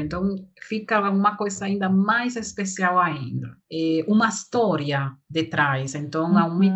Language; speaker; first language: Portuguese; non-native, learner; Spanish